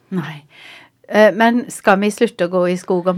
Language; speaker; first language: Norwegian; native; Norwegian